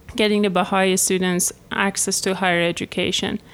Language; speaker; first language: English; non-native, fluent; Persian